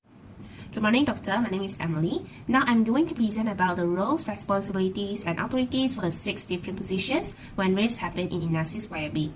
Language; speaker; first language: English; non-native, local second language; Malay